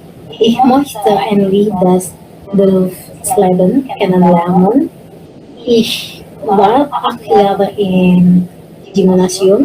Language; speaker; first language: German; non-native, learner; Indonesian